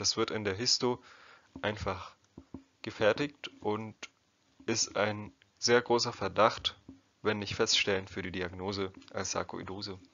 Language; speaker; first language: German; non-native, fluent; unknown